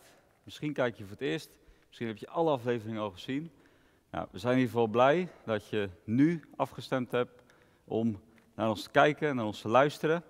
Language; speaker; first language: Dutch; native; Dutch